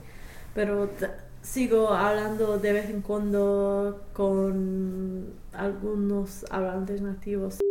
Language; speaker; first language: Spanish; non-native, fluent; English